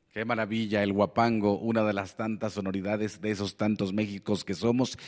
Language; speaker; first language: Spanish; non-native, local second language; Nahuatl languages